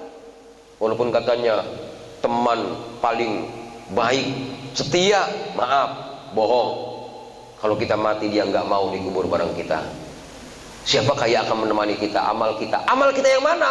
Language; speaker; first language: Indonesian; native; Indonesian